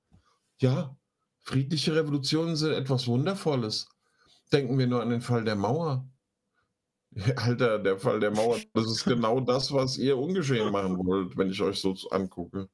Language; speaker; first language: German; native; German